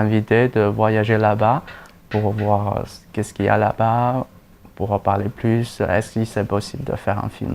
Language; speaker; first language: French; non-native, fluent; Chinese